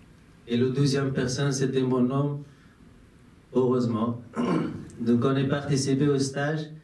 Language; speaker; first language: French; non-native, fluent; Persian